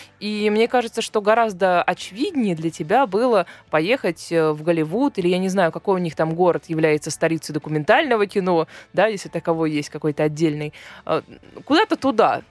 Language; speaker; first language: Russian; native; Russian